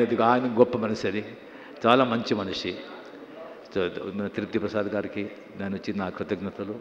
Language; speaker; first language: Telugu; non-native, local second language; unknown